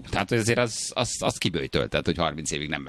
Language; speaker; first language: Hungarian; native; Hungarian